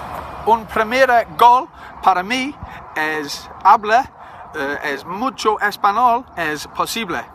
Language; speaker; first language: Spanish; non-native, learner; English